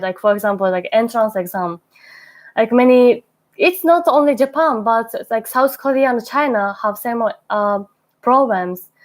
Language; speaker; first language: English; non-native, learner; Japanese